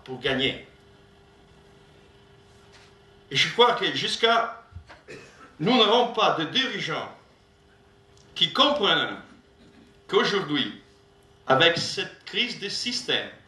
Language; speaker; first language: French; non-native, learner; Italian